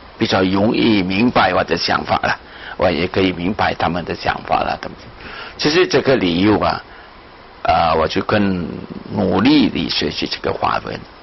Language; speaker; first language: Chinese; non-native, fluent; Malay